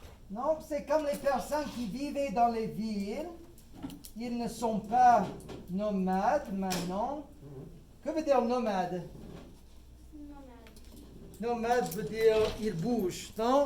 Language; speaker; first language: French; non-native, fluent; English